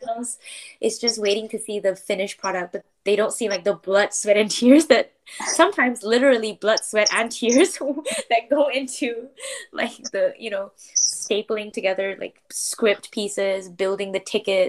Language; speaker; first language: English; non-native, local second language; Chinese